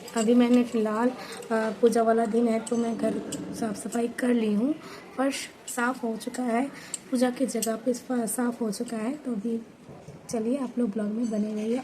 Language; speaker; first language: Hindi; non-native, local second language; Bangla